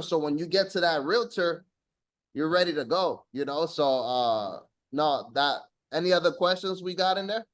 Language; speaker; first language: English; native; English